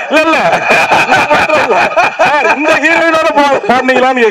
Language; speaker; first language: Tamil; native; Tamil